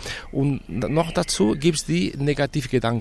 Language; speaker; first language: German; non-native, fluent; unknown